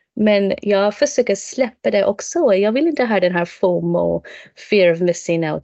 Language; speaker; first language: Swedish; non-native, fluent; English